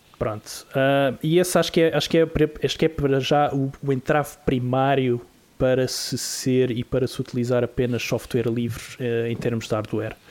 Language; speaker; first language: Portuguese; native; Portuguese